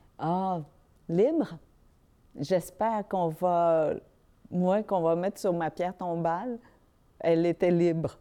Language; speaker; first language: French; early bilingual, other home language; Vietnamese